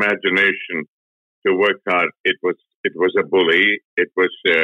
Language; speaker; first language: English; non-native, local second language; Tamil